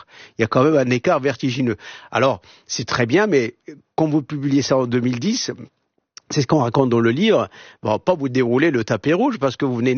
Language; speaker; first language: French; non-native, local second language; Arabic